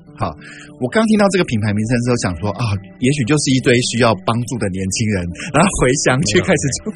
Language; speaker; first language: Chinese; native; Chinese